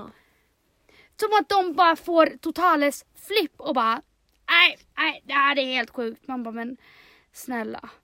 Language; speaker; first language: Swedish; early bilingual, other home language; Spanish